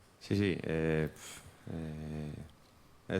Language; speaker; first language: Italian; non-native, learner; Spanish